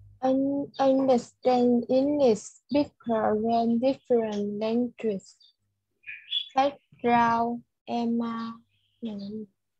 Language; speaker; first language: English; non-native, learner; Vietnamese